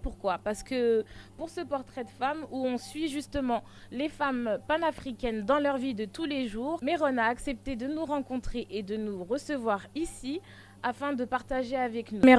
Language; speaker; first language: French; native; French